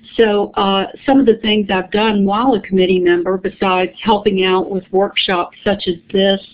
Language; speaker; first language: English; native; English